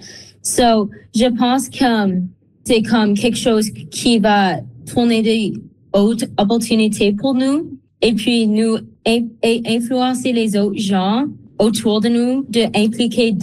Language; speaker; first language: French; non-native, local second language; English